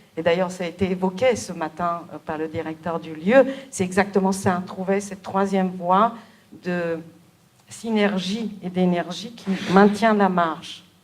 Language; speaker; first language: French; non-native, fluent; Bulgarian